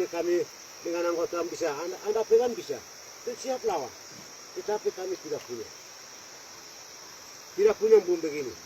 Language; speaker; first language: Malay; non-native, local second language; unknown